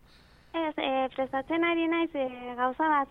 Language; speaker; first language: Basque; non-native, local second language; Spanish